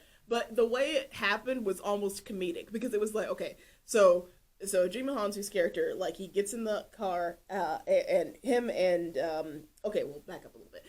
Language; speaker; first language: English; native; English